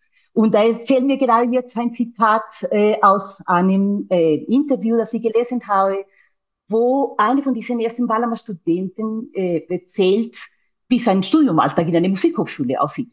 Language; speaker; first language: German; non-native, fluent; Spanish